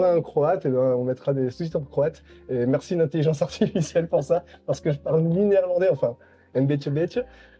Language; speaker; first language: French; native; French